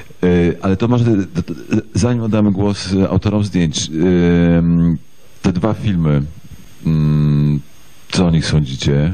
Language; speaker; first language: Polish; native; Polish